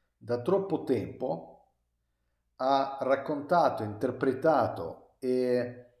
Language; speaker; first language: Italian; non-native, fluent; Russian